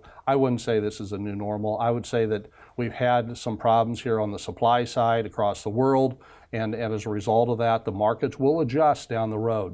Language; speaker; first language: English; native; English